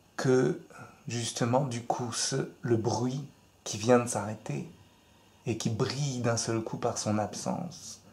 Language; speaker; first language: French; native; French